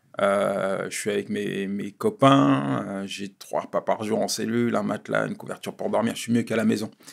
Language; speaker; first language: French; native; French